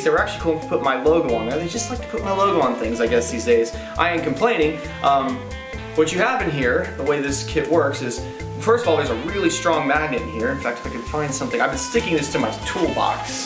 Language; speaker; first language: English; native; English